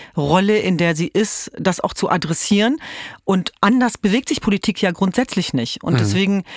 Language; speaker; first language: German; native; German